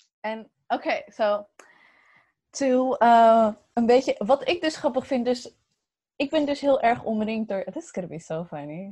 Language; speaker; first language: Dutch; early bilingual, other home language; Arabic